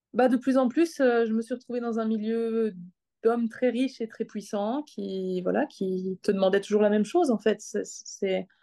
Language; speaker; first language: French; native; French